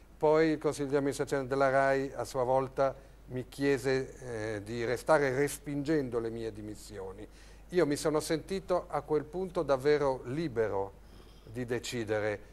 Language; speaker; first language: Italian; early bilingual, other home language; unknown